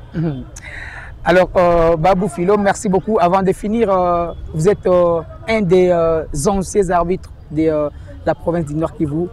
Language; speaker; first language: French; non-native, local second language; Swahili